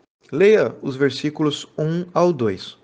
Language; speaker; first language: Portuguese; native; Portuguese